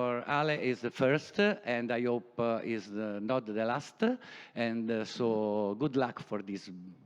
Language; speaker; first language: English; non-native, learner; Italian